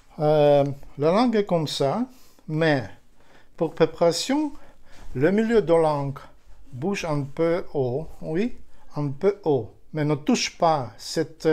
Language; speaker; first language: French; non-native, learner; Ukrainian